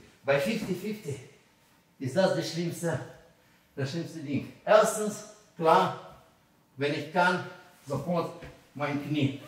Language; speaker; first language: German; non-native, fluent; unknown